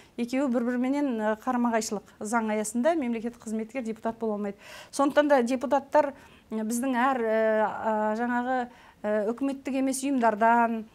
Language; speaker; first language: Kazakh; native; Kazakh